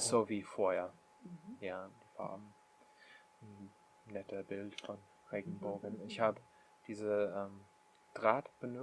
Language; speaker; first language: German; non-native, learner; English